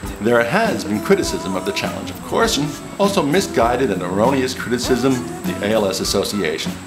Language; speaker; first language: English; native; English